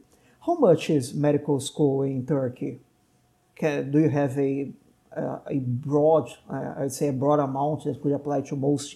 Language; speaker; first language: English; non-native, fluent; Portuguese